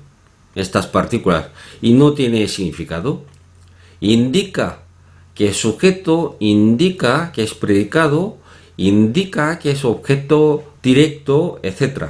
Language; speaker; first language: Spanish; non-native, fluent; Korean